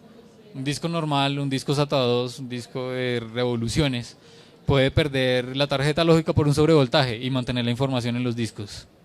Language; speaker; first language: Spanish; native; Spanish